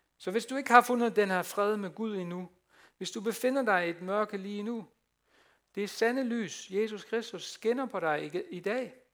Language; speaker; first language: Danish; non-native, fluent; Dutch